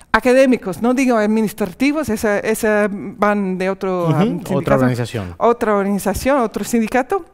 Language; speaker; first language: Spanish; non-native, fluent; English